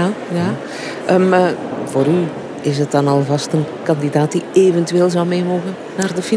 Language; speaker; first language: Dutch; native; Dutch